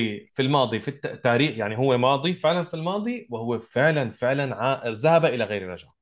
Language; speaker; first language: Arabic; native; Arabic